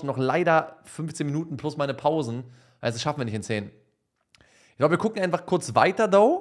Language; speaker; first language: German; native; German